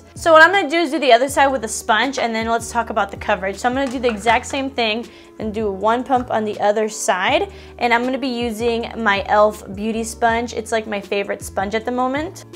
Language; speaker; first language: English; native; English